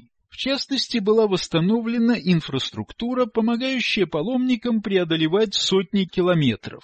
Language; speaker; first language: Russian; native; Russian